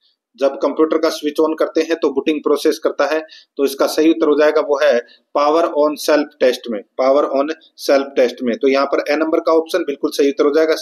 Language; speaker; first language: Hindi; native; Hindi